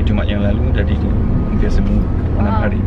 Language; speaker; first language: Indonesian; non-native, learner; French